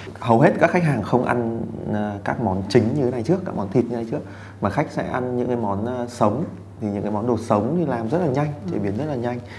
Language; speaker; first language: Vietnamese; native; Vietnamese